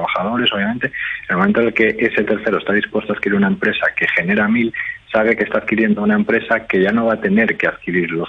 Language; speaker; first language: Spanish; native; Spanish